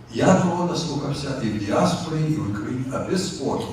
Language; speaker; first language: Ukrainian; early bilingual, heritage; Ukrainian